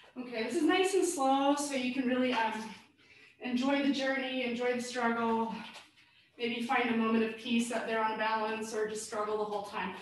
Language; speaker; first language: English; native; English